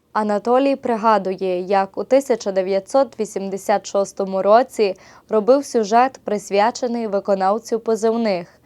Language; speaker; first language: Ukrainian; early bilingual, heritage; Ukrainian